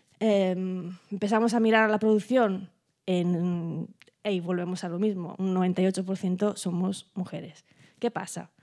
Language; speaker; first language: Spanish; non-native, fluent; Italian